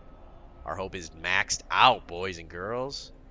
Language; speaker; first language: English; native; English